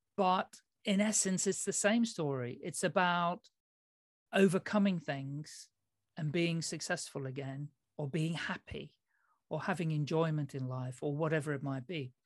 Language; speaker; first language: English; early bilingual, other home language; Dutch